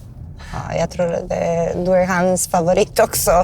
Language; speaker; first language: Swedish; non-native, learner; Serbian